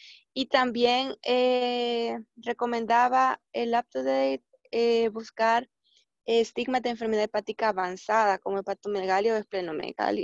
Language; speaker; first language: Spanish; native; Spanish